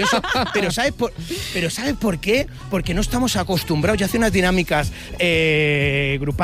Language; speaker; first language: Spanish; native; Spanish